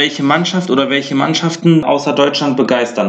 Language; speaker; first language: German; native; German